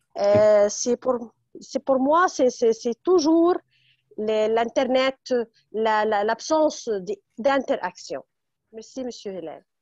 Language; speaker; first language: French; non-native, fluent; Arabic